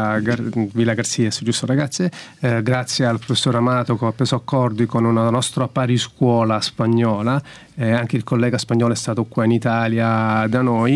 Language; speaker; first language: Italian; native; Italian